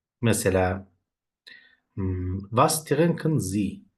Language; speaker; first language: German; non-native, fluent; Turkish